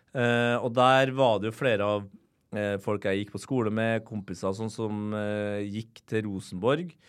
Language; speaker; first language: Norwegian; native; Norwegian